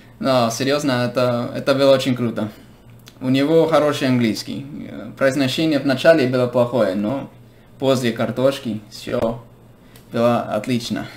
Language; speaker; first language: Russian; non-native, fluent; English